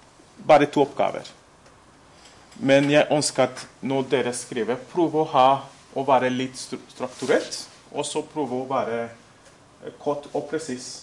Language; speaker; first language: Norwegian; non-native, fluent; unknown